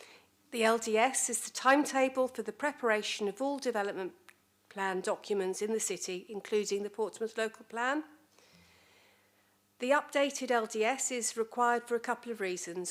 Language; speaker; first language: English; native; English